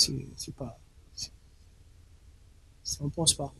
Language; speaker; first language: French; non-native, local second language; Arabic